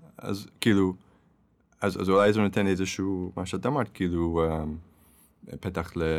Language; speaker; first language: Hebrew; non-native, fluent; English